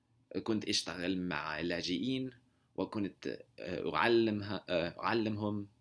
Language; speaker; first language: Arabic; non-native, learner; English